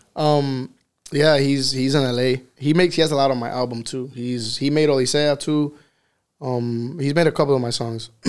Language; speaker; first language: English; early bilingual, other home language; Spanish